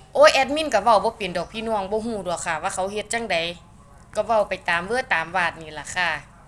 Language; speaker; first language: Thai; native; Thai